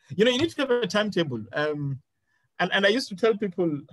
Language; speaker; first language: English; non-native, local second language; Venda